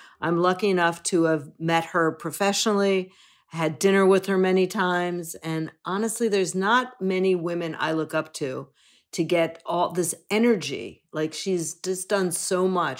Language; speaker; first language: English; native; English